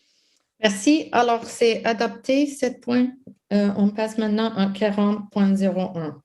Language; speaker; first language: French; non-native, local second language; English